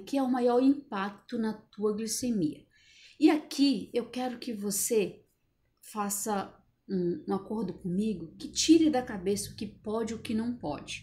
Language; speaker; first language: Portuguese; native; Portuguese